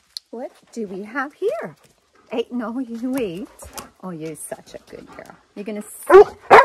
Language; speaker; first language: English; early bilingual, other home language; French